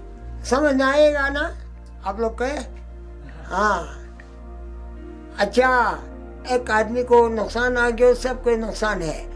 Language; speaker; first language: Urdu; non-native, local second language; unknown